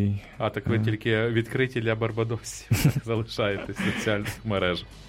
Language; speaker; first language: Ukrainian; native; Ukrainian